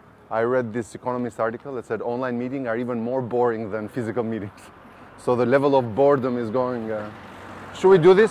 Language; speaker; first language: English; non-native, fluent; Albanian